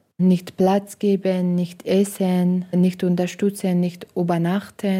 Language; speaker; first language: German; non-native, learner; Persian